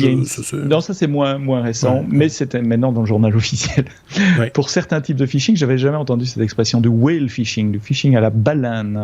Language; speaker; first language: French; native; French